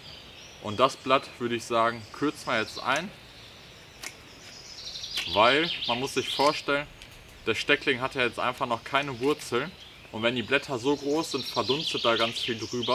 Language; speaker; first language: German; native; German